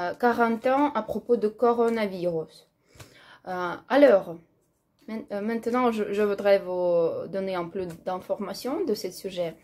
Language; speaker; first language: French; non-native, learner; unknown